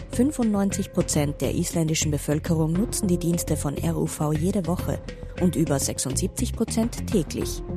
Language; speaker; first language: German; native; German